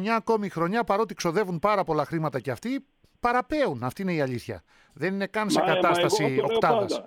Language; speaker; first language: Greek; native; Greek